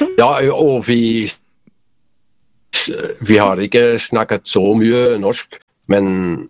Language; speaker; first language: Norwegian; non-native, learner; Polish